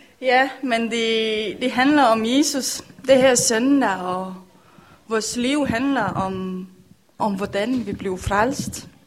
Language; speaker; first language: Danish; non-native, learner; Romanian